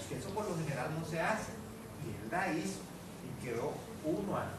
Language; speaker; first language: Spanish; native; Spanish